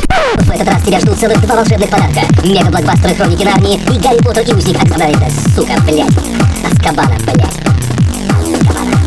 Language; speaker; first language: Russian; native; Russian